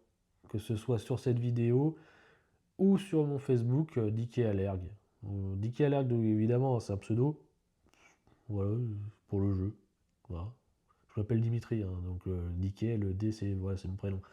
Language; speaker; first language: French; native; French